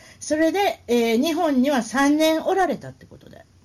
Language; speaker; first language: Japanese; native; Japanese